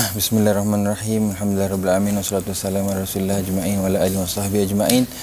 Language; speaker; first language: Malay; native; Malay